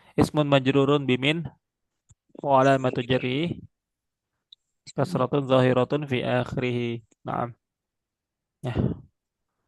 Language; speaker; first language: Arabic; non-native, fluent; Indonesian